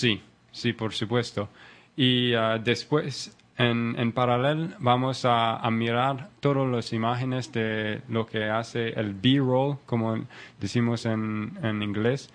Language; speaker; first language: Spanish; non-native, learner; English